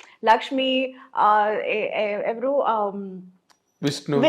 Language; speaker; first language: Telugu; non-native, local second language; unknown